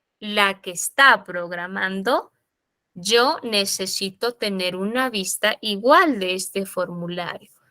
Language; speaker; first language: Spanish; native; Spanish